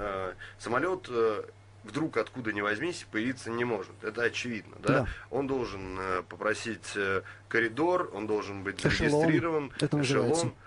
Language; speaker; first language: Russian; native; Russian